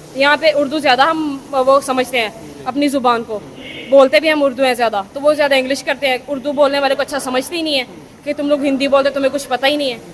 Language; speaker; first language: Urdu; non-native, local second language; Punjabi